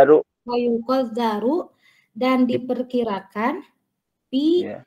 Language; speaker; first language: Indonesian; native; Indonesian